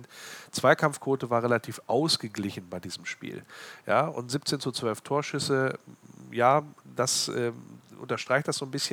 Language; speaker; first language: German; native; German